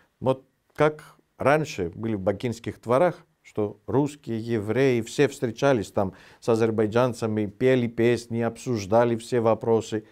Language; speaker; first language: Russian; non-native, fluent; Greek